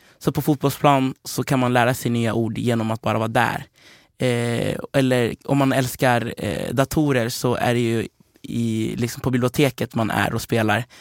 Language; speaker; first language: Swedish; early bilingual, other home language; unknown